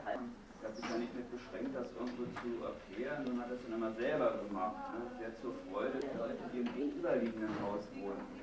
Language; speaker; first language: German; native; German